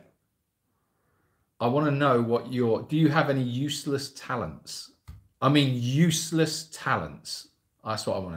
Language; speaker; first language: English; native; English